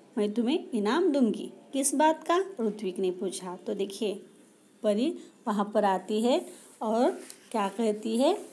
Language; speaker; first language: Hindi; non-native, local second language; Marathi